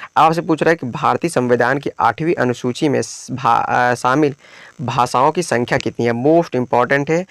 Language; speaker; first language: Hindi; native; Hindi